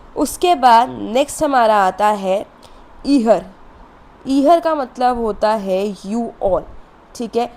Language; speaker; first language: Hindi; native; Hindi